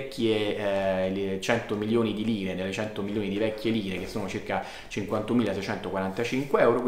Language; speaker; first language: Italian; native; Italian